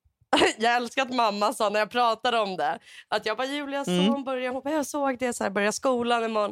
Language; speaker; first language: Swedish; native; Swedish